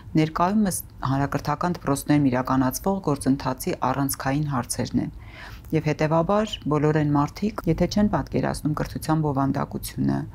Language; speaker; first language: Armenian; native; Armenian